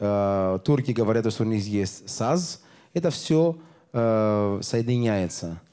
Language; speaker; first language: Russian; non-native, learner; Greek